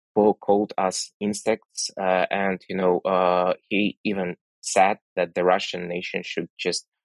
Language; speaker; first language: English; non-native, fluent; Russian